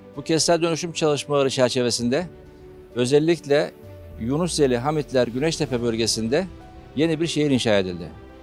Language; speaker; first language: Turkish; native; Turkish